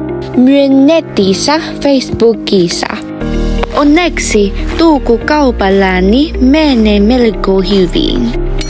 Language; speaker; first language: Finnish; non-native, learner; Vietnamese